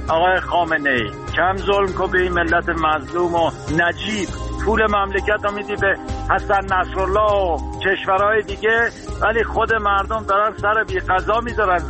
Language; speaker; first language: Persian; native; Persian